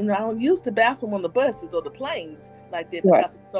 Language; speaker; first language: English; native; English